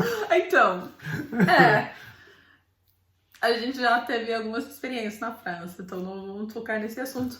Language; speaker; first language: Portuguese; non-native, fluent; English